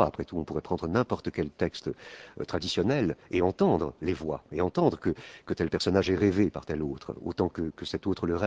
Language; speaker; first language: French; native; French